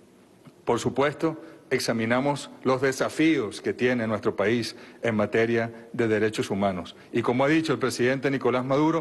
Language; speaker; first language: Spanish; native; Spanish